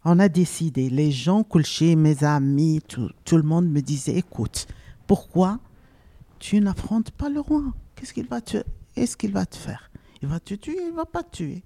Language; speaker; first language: French; non-native, local second language; Arabic